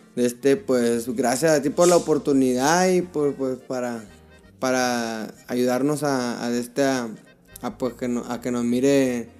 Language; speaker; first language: Spanish; early bilingual, heritage; Spanish